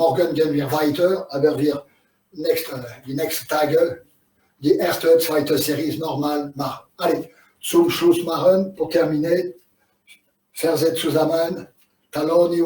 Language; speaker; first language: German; non-native, learner; French